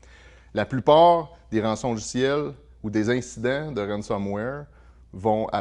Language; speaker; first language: French; native; French